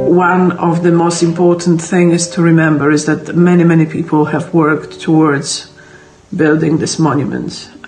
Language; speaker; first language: English; non-native, fluent; Polish